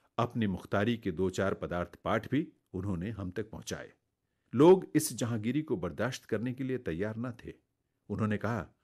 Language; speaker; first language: Hindi; native; Hindi